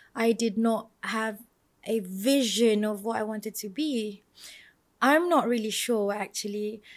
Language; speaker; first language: English; non-native, local second language; Malay